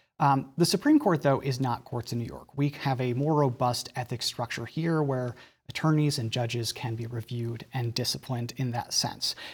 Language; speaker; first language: English; native; English